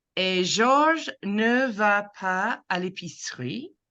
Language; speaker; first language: French; non-native, local second language; English